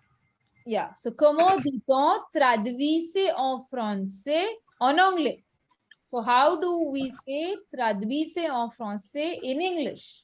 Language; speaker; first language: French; non-native, fluent; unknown